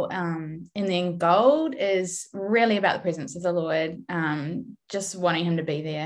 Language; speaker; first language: English; native; English